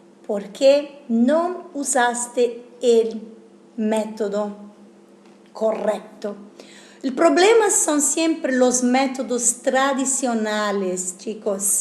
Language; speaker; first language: Spanish; non-native, fluent; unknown